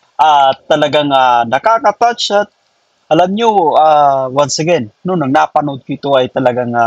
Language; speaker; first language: Filipino; native; Filipino